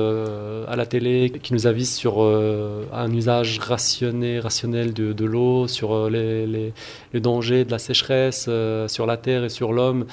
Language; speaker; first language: French; non-native, local second language; Arabic